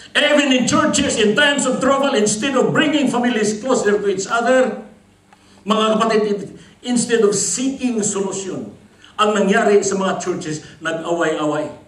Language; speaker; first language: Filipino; non-native, local second language; Cebuano